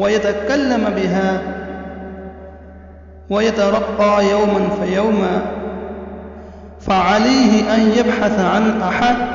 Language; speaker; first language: Arabic; non-native, fluent; Urdu